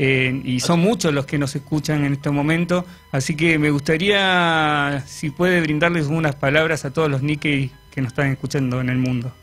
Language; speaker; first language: Spanish; native; Spanish